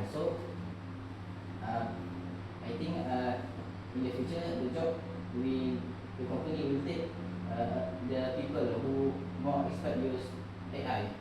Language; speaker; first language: English; non-native, learner; Malay